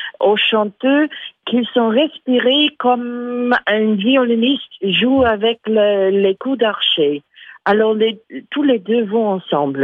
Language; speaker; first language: French; non-native, fluent; English